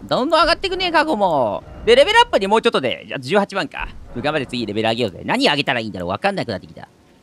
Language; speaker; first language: Japanese; native; Japanese